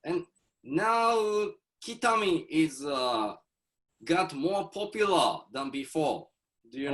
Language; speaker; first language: English; non-native, learner; Japanese